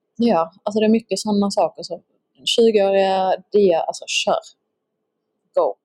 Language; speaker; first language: Swedish; native; Swedish